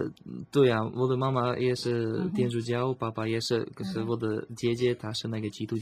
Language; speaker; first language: Chinese; non-native, learner; Slovak